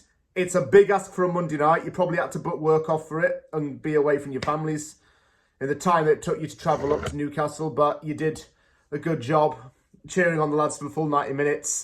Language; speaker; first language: English; native; English